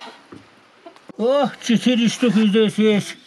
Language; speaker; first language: Russian; non-native, local second language; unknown